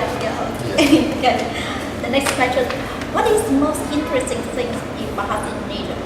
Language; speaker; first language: English; non-native, learner; Vietnamese